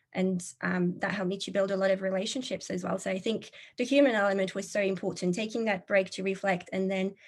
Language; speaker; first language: English; non-native, fluent; French